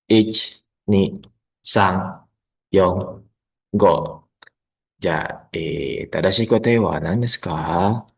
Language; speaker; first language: Japanese; non-native, learner; Indonesian